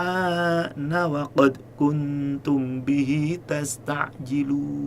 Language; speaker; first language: Arabic; non-native, fluent; Indonesian